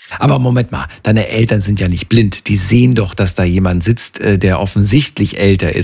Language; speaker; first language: German; native; German